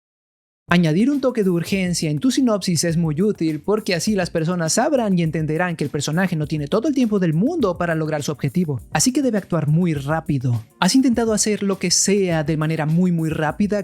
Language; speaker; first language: Spanish; native; Spanish